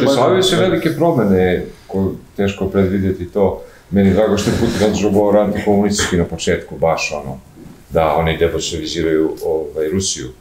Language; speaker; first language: Croatian; native; Croatian